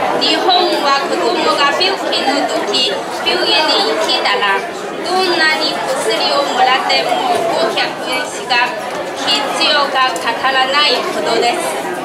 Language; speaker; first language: Japanese; non-native, learner; Chinese